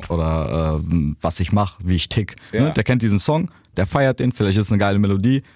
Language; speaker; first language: German; native; German